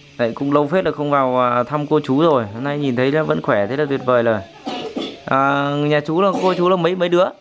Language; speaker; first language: Vietnamese; native; Vietnamese